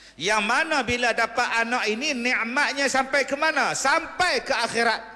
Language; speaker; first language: Malay; native; Malay